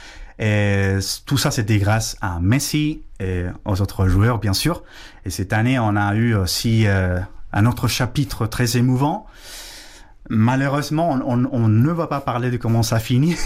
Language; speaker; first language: French; non-native, fluent; Spanish